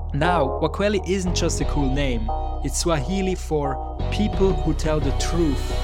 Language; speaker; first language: English; non-native, fluent; German